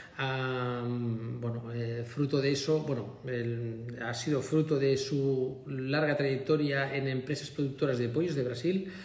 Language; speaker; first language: Spanish; native; Spanish